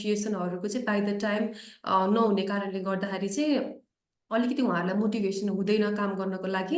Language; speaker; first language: Nepali; native; Nepali